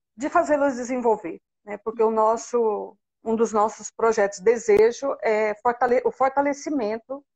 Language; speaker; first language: Portuguese; native; Portuguese